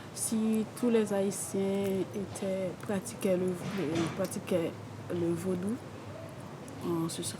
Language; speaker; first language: French; non-native, local second language; Haitian Creole